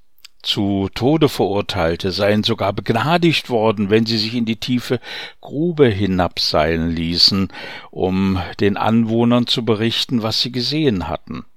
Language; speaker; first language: German; native; German